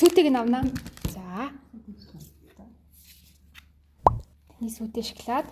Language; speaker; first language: Mongolian; native; Mongolian